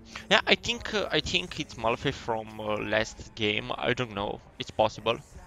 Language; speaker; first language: English; non-native, learner; Romanian